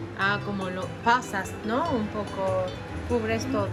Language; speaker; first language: Spanish; non-native, fluent; Turkish